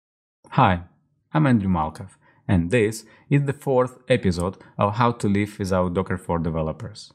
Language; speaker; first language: English; non-native, fluent; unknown